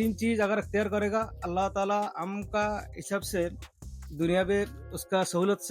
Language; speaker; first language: Hindi; non-native, fluent; Bangla